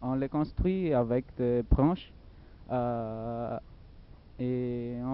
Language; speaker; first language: French; non-native, local second language; Malagasy